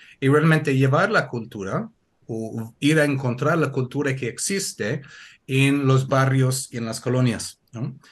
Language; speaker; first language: Spanish; non-native, fluent; English